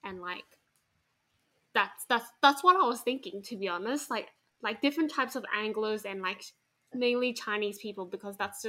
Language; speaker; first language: English; non-native, local second language; Chinese